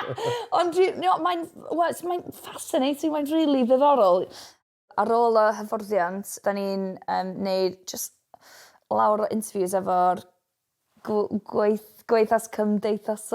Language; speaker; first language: Welsh; non-native, local second language; English